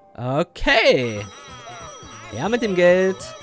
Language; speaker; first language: German; native; German